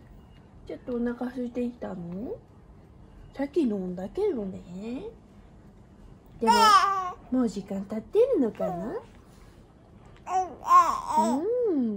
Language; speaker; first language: Japanese; native; Japanese